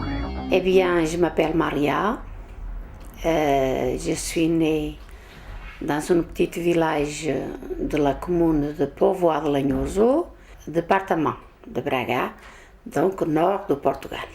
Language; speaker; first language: French; non-native, fluent; Portuguese